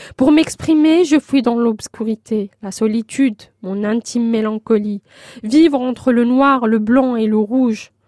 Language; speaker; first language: French; non-native, local second language; Arabic